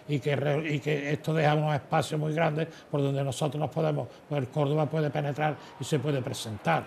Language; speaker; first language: Spanish; native; Spanish